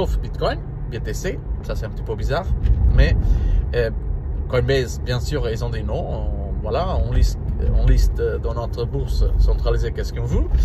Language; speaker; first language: French; non-native, learner; Portuguese